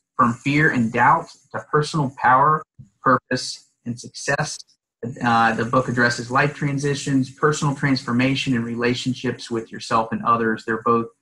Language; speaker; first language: English; native; English